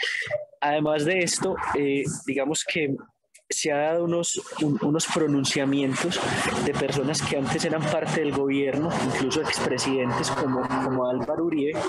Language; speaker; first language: Spanish; native; Spanish